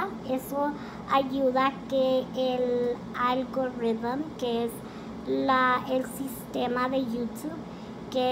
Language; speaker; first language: Spanish; early bilingual, heritage; Spanish